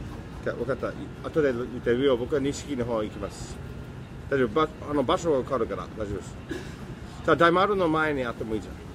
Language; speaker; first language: Japanese; non-native, fluent; English